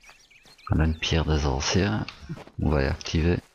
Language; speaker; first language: French; native; French